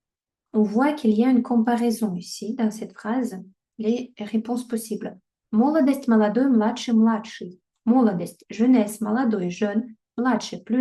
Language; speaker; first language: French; non-native, fluent; Russian